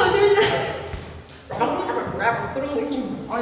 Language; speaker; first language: Korean; non-native, learner; Portuguese